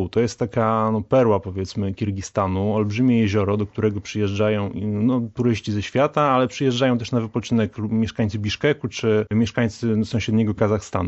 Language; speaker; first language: Polish; native; Polish